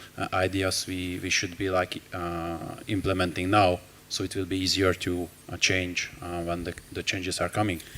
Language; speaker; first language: English; non-native, fluent; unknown